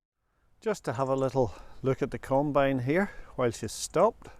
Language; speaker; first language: English; native; English